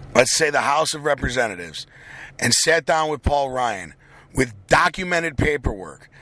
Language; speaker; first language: English; native; English